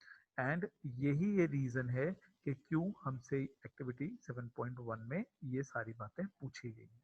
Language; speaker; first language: Hindi; native; Hindi